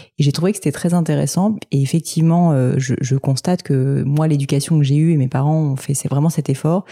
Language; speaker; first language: French; native; French